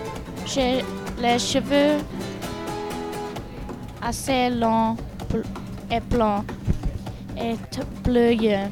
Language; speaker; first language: French; non-native, learner; English